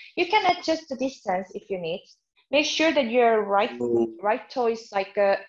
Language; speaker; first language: English; non-native, fluent; Korean